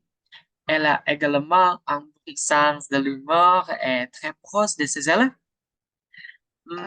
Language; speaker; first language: French; non-native, learner; Indonesian